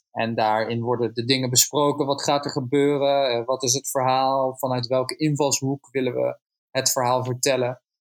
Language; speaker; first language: Dutch; native; Dutch